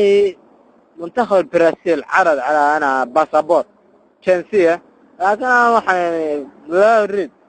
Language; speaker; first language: Arabic; non-native, learner; Somali